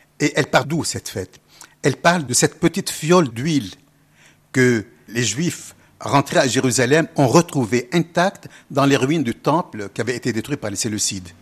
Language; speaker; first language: French; non-native, local second language; Arabic